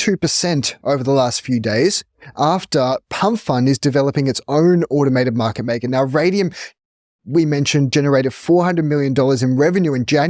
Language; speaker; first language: English; native; English